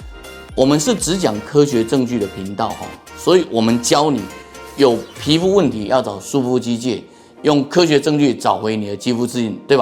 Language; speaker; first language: Chinese; native; Chinese